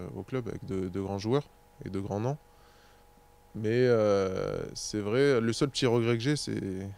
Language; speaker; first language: French; native; French